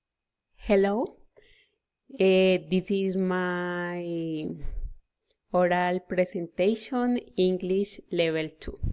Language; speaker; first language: English; non-native, learner; Spanish